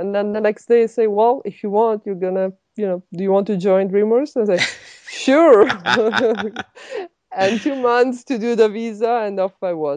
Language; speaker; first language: English; non-native, fluent; Italian